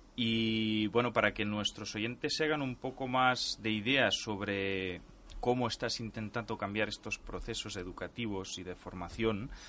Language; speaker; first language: Spanish; non-native, local second language; Catalan